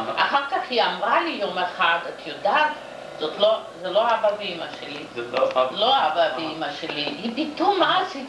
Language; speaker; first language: Hebrew; non-native, fluent; Yiddish